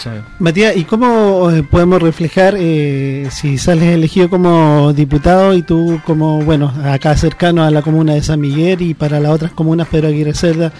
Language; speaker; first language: Spanish; native; Spanish